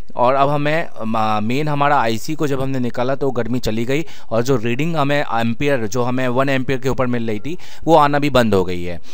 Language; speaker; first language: Hindi; native; Hindi